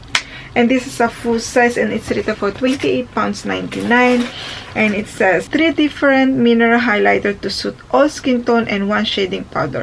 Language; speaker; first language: English; non-native, fluent; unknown